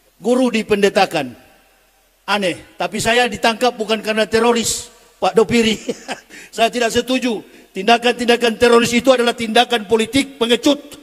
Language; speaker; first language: Indonesian; native; Indonesian